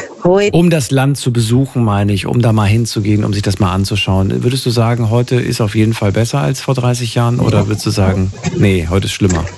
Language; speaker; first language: German; native; German